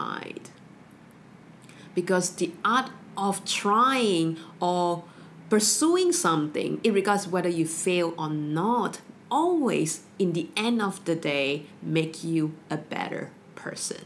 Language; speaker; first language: English; non-native, local second language; Chinese